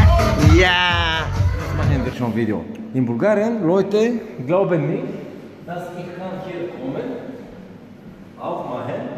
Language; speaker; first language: German; non-native, learner; Bulgarian